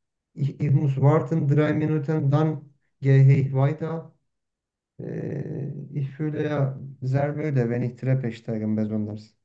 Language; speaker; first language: German; non-native, learner; Turkish